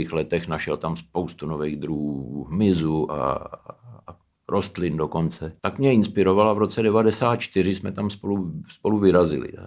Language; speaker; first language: Czech; early bilingual, heritage; Czech